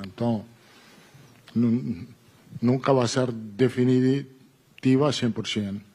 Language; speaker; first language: Portuguese; non-native, learner; Italian